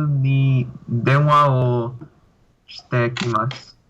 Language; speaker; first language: Japanese; non-native, learner; English